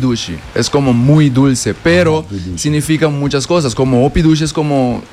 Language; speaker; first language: Spanish; non-native, fluent; Papiamento